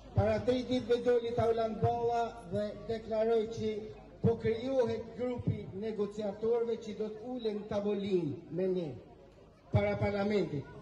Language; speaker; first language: Albanian; native; Albanian